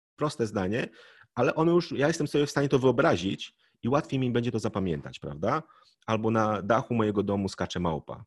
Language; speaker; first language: Polish; native; Polish